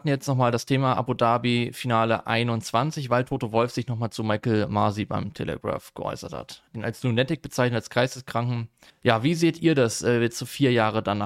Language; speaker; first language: German; native; German